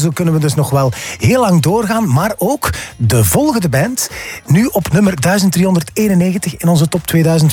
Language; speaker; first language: Dutch; native; Dutch